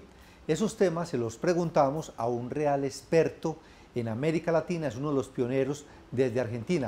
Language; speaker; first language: Spanish; native; Spanish